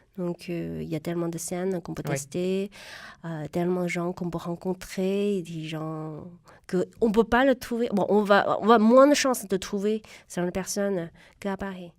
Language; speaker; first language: French; non-native, fluent; Chinese